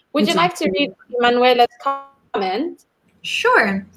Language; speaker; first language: English; native; English